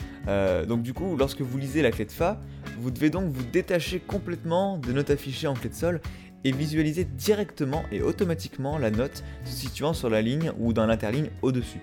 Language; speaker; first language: French; native; French